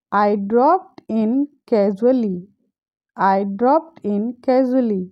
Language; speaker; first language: English; non-native, fluent; Hindi